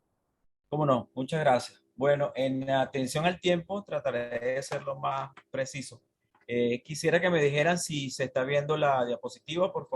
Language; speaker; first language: Spanish; native; Spanish